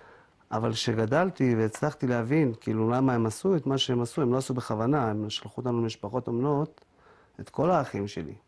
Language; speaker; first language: Hebrew; native; Hebrew